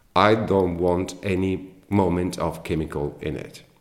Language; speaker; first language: English; non-native, fluent; Italian